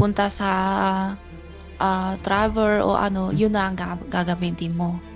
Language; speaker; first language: Filipino; non-native, learner; Chinese